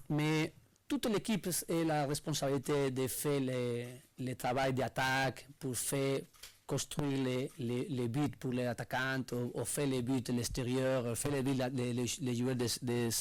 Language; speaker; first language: French; non-native, learner; Spanish